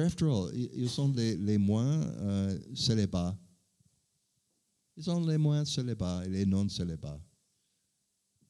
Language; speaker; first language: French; non-native, learner; English